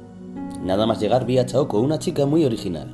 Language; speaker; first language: Spanish; native; Spanish